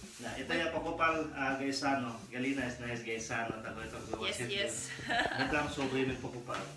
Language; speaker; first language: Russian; non-native, learner; Filipino